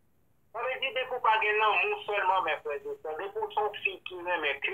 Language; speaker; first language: French; non-native, local second language; Haitian Creole